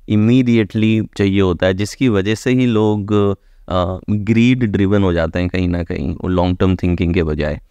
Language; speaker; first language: Hindi; native; Hindi